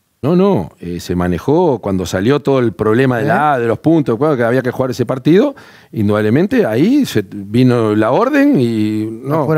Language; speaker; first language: Spanish; native; Spanish